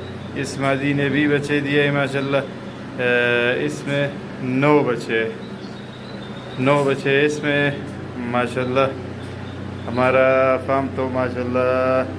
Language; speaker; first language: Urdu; non-native, local second language; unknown